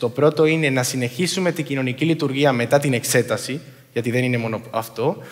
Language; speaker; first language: Greek; non-native, fluent; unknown